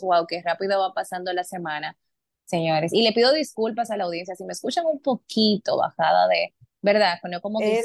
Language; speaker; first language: Spanish; native; Spanish